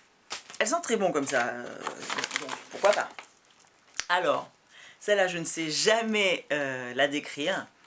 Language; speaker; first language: French; native; French